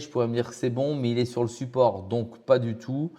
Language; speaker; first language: French; native; French